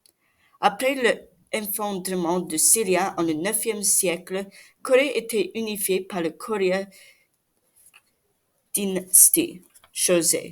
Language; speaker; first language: French; non-native, learner; English